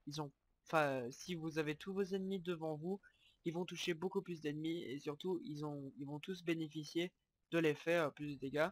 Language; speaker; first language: French; native; French